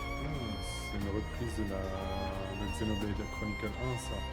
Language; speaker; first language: French; native; French